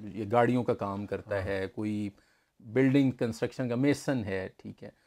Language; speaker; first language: Urdu; native; Urdu